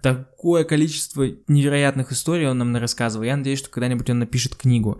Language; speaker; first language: Russian; native; Russian